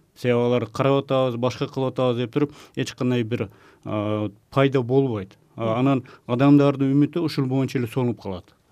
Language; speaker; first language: Kyrgyz; non-native, local second language; Uzbek